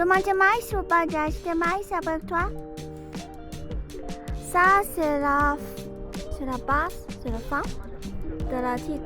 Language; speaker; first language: French; non-native, learner; Chinese